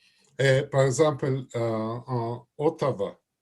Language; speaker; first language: French; non-native, learner; Russian